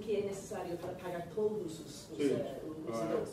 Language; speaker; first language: Portuguese; non-native, learner; English